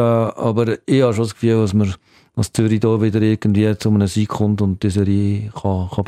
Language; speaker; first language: German; native; German